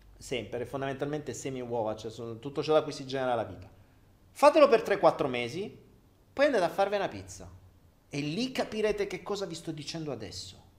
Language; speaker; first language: Italian; native; Italian